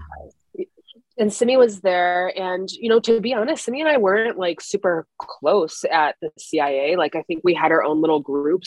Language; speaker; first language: English; native; English